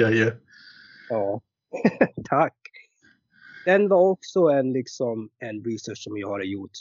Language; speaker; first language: Swedish; non-native, fluent; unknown